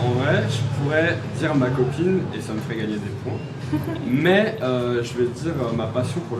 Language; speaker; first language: French; native; French